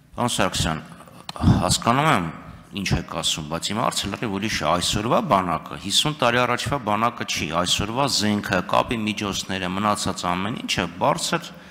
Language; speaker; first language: Armenian; native; Armenian